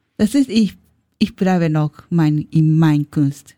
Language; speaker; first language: German; non-native, learner; Japanese